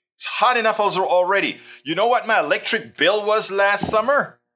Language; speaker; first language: English; non-native, fluent; Spanish